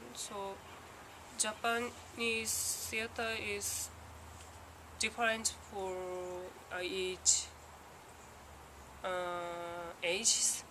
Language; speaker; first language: English; non-native, learner; Japanese